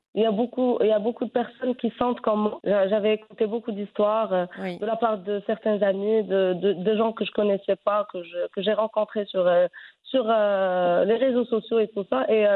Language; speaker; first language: French; non-native, local second language; Arabic